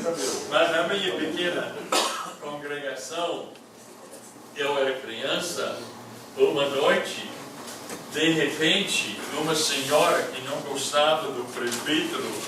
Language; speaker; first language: Portuguese; non-native, fluent; English